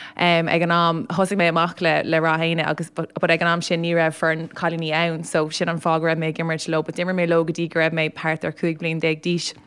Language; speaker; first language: Irish; non-native, local second language; English